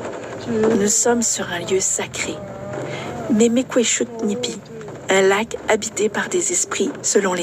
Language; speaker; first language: French; native; French